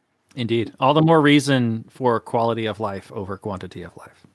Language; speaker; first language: English; native; English